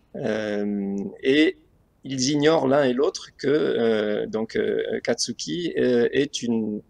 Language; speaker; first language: French; native; French